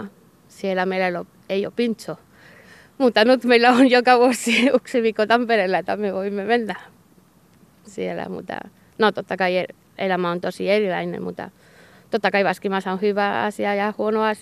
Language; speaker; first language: Finnish; non-native, learner; Basque